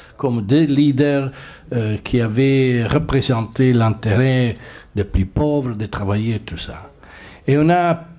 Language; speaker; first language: French; non-native, fluent; Italian